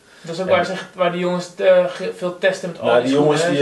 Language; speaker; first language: Dutch; native; Dutch